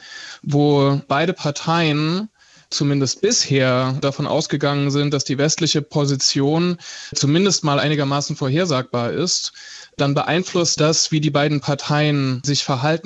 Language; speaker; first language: German; native; German